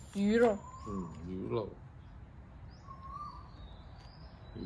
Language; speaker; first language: Chinese; non-native, learner; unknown